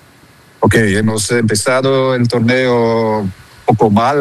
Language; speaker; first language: Spanish; non-native, fluent; Dutch